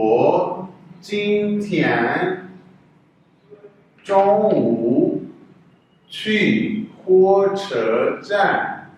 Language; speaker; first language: Chinese; non-native, fluent; Urdu